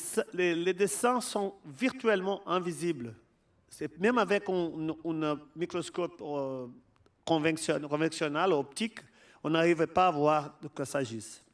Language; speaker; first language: French; non-native, fluent; Portuguese